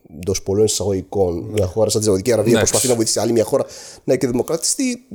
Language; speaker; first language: Greek; non-native, fluent; Arabic